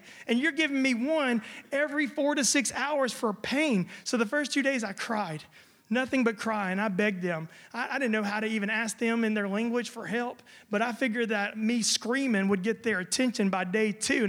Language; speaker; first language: English; native; English